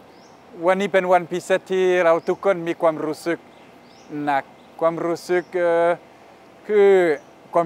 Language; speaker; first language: Thai; non-native, fluent; French